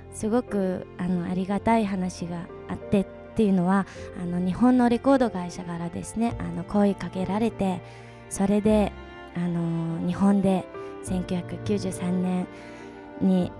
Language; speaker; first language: Japanese; non-native, fluent; Mongolian